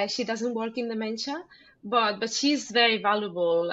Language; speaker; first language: English; non-native, fluent; Spanish